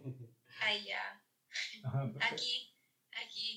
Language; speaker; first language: Spanish; early bilingual, heritage; English